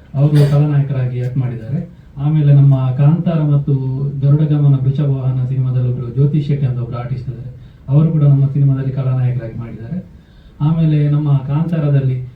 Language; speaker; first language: Kannada; non-native, local second language; Tulu